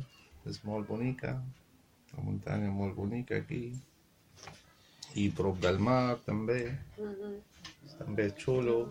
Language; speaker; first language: Catalan; non-native, fluent; Arabic